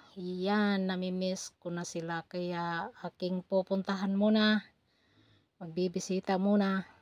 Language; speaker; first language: Filipino; non-native, local second language; Cebuano